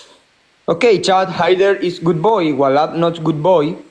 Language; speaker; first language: English; non-native, learner; Spanish